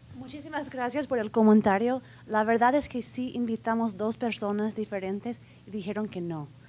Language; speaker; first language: Spanish; non-native, fluent; English